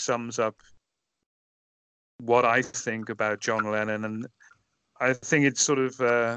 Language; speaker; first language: English; native; English